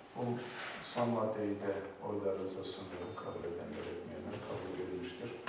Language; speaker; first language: Turkish; native; Turkish